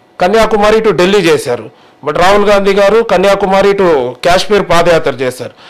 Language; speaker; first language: Telugu; native; Telugu